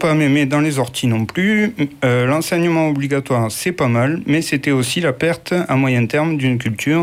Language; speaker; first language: French; native; French